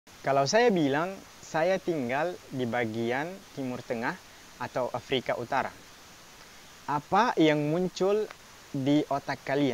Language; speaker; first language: Indonesian; non-native, fluent; Arabic